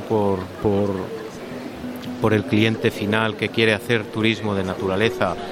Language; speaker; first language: Spanish; native; Spanish